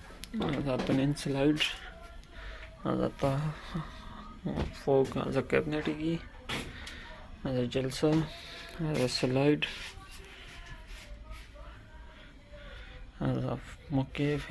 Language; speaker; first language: Arabic; non-native, learner; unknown